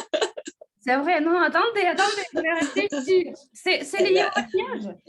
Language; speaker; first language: French; non-native, fluent; Russian